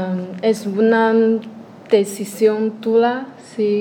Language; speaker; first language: Spanish; non-native, learner; Chinese